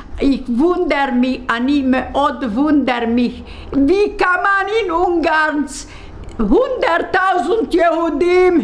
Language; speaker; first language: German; non-native, learner; Hungarian